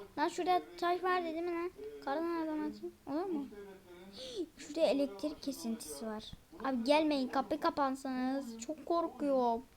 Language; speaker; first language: Turkish; native; Turkish